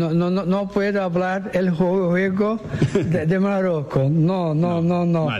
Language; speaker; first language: Spanish; non-native, learner; Portuguese